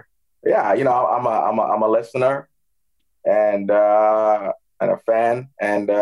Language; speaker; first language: English; native; English